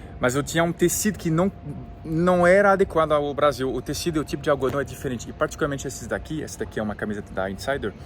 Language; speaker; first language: Portuguese; non-native, fluent; French